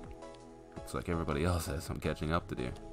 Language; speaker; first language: English; native; English